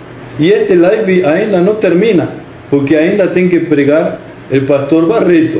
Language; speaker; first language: Portuguese; non-native, fluent; Spanish